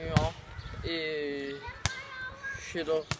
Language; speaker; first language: French; non-native, learner; Danish